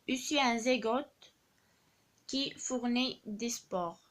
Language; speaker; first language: French; non-native, local second language; Arabic